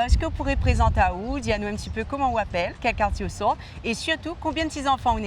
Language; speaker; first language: French; non-native, local second language; Réunion Creole French